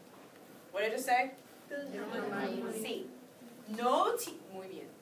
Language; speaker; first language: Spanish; non-native, fluent; English